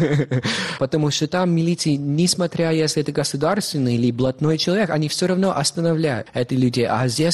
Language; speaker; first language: Russian; non-native, fluent; English